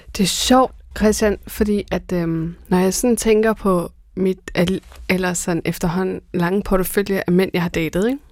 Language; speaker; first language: Danish; early bilingual, other home language; Persian